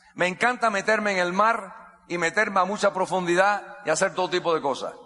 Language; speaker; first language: Spanish; non-native, fluent; English